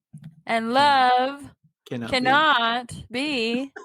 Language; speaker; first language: English; native; English